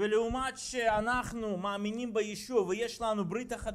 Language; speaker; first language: Hebrew; non-native, fluent; Russian